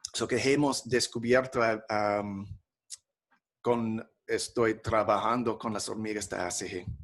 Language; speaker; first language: Spanish; non-native, fluent; English